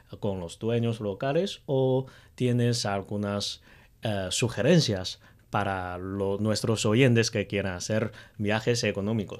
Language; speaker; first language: Spanish; non-native, fluent; Chinese